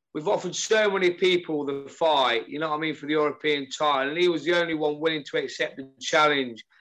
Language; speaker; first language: English; native; English